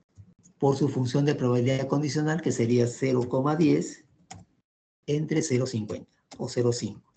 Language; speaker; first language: Spanish; native; Spanish